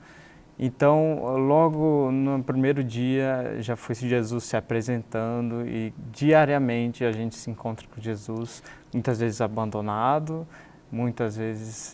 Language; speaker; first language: Portuguese; native; Portuguese